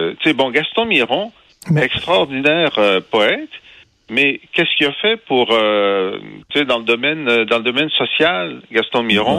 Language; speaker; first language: French; native; French